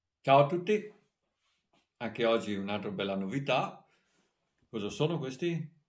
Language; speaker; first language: Italian; native; Italian